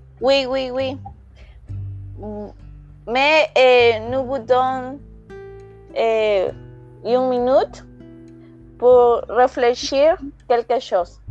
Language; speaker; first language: French; non-native, learner; Spanish